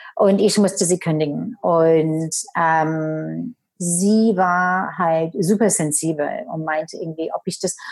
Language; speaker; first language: German; non-native, fluent; English